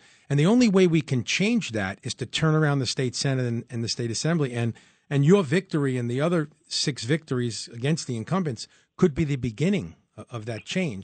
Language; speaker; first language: English; native; English